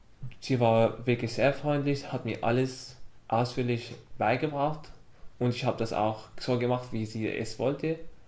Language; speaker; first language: German; non-native, fluent; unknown